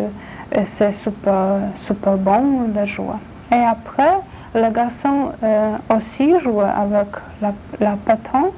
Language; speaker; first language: French; non-native, learner; Polish